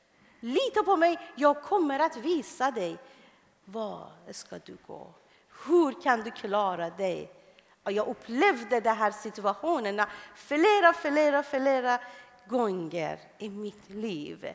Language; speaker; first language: Swedish; non-native, fluent; Persian